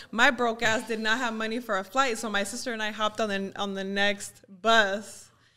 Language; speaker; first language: English; early bilingual, other home language; Spanish